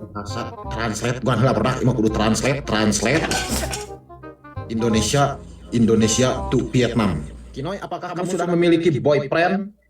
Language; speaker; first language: Indonesian; non-native, local second language; Sundanese